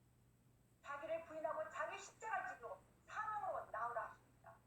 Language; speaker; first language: Korean; native; Korean